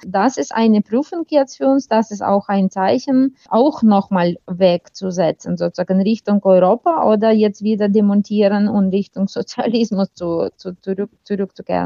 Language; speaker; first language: German; non-native, fluent; Ukrainian